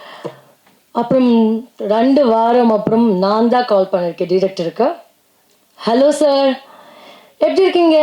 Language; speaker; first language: Tamil; non-native, learner; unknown